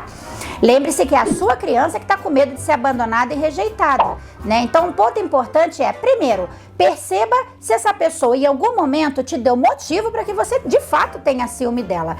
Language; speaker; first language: Portuguese; native; Portuguese